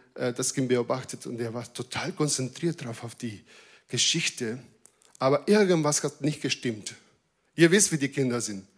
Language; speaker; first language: German; non-native, fluent; Spanish